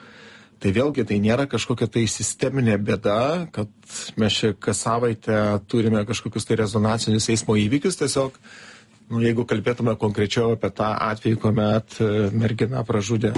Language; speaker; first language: Lithuanian; native; Lithuanian